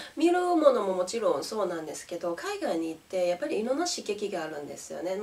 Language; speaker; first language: Japanese; non-native, fluent; Chinese